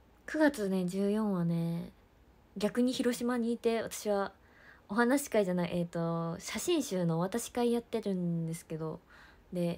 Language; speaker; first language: Japanese; native; Japanese